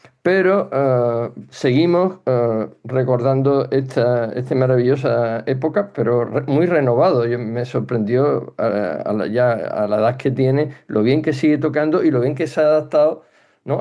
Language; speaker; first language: Spanish; native; Spanish